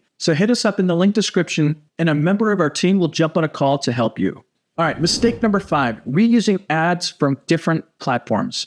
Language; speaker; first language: English; native; English